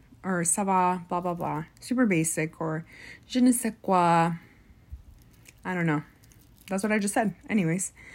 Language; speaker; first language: English; early bilingual, other home language; Spanish